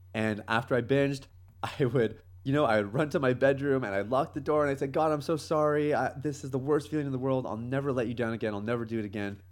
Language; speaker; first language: English; native; English